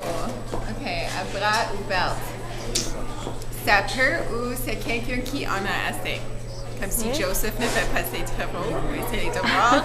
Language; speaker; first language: French; non-native, learner; English